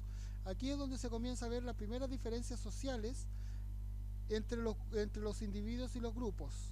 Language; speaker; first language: Spanish; native; Spanish